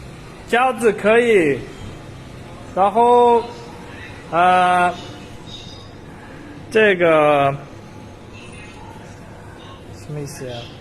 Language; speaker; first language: Chinese; non-native, learner; Uzbek